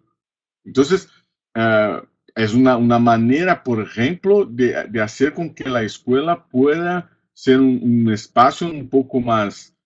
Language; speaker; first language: Spanish; non-native, fluent; Portuguese